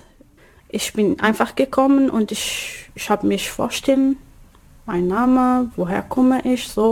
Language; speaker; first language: German; non-native, learner; Arabic